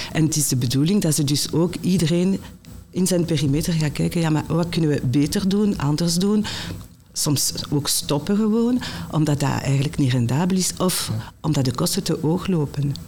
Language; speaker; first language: Dutch; non-native, local second language; French